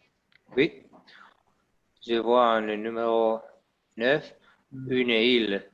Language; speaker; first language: French; non-native, learner; Spanish